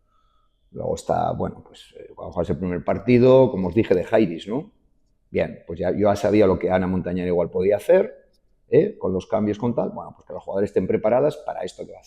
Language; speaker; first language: Spanish; native; Spanish